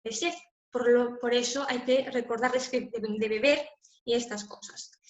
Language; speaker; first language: Spanish; native; Spanish